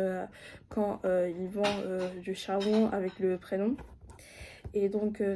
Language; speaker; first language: French; non-native, fluent; Japanese